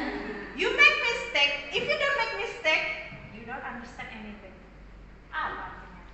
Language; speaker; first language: English; non-native, learner; Indonesian